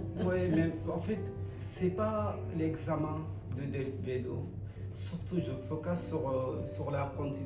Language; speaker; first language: French; non-native, fluent; Bangla